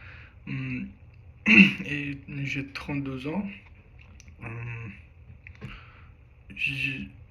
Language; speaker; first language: French; non-native, learner; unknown